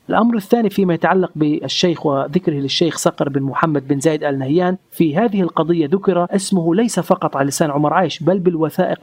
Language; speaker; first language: Arabic; native; Arabic